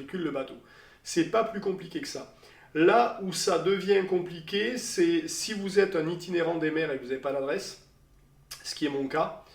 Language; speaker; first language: French; native; French